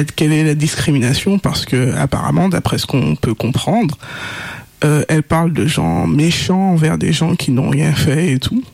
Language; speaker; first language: French; native; French